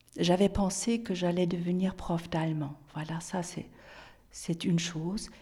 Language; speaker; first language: French; non-native, fluent; German